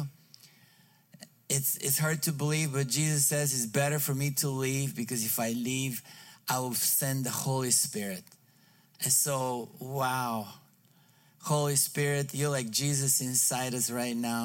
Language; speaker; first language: English; non-native, fluent; Bulgarian